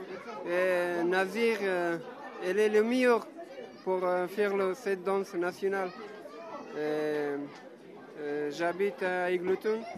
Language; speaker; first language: French; non-native, learner; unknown